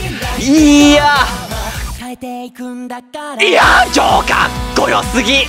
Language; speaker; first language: Japanese; native; Japanese